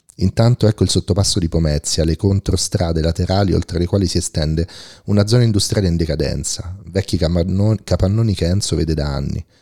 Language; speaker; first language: Italian; native; Italian